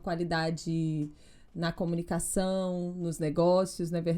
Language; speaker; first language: Portuguese; native; Portuguese